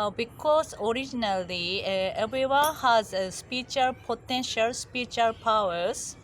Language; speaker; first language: English; non-native, learner; Japanese